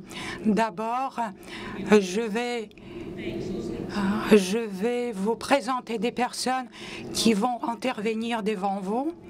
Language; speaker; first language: French; non-native, local second language; Latvian